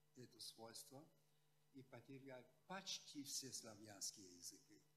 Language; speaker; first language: Russian; non-native, fluent; Hungarian